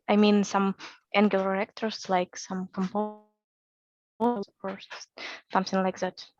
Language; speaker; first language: English; non-native, fluent; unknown